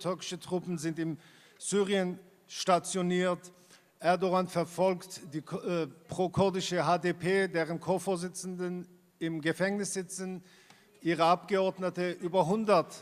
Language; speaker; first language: German; non-native, fluent; Kurdish